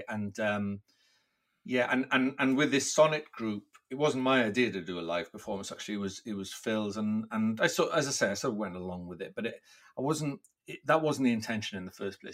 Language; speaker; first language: English; non-native, local second language; Welsh